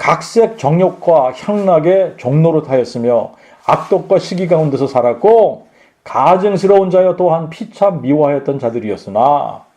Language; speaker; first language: Korean; native; Korean